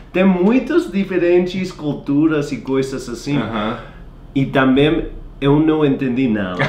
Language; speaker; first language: Portuguese; non-native, learner; English